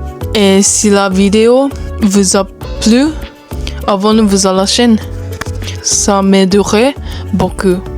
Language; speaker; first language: French; non-native, learner; Japanese